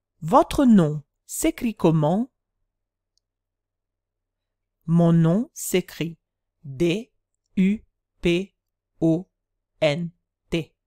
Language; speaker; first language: French; non-native, fluent; Italian